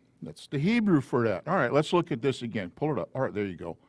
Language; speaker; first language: English; native; English